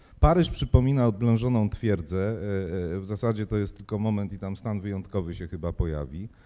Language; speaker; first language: Polish; native; Polish